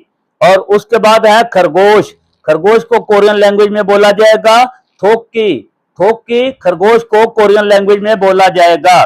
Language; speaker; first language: Hindi; non-native, local second language; Punjabi